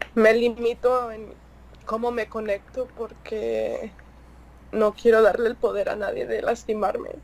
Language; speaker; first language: Spanish; early bilingual, heritage; Spanish